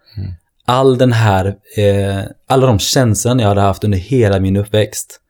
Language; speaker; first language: Swedish; early bilingual, other home language; Norwegian